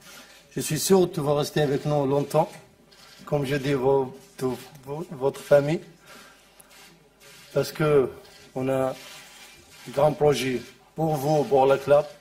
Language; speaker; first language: French; non-native, learner; Arabic